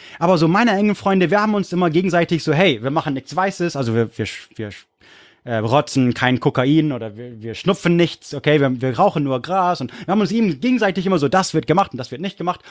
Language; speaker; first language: German; non-native, fluent; English